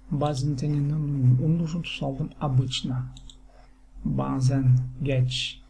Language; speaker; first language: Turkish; non-native, learner; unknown